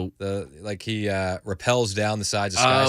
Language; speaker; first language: English; native; English